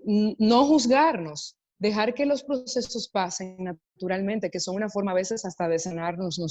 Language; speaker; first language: Spanish; native; Spanish